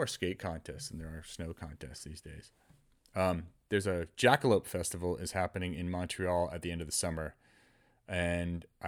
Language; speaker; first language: English; native; English